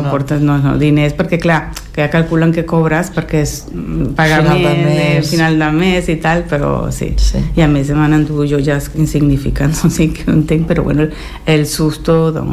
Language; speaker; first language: Catalan; early bilingual, heritage; Spanish